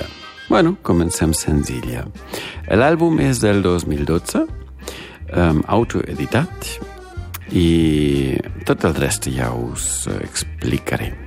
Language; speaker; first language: Catalan; non-native, fluent; German